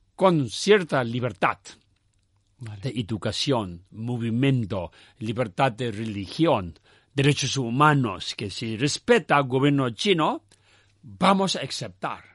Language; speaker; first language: Spanish; non-native, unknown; Tibetan